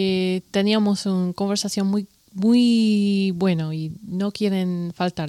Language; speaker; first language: Spanish; non-native, learner; English